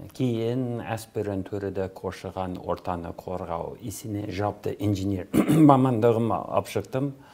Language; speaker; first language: Kazakh; non-native, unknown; English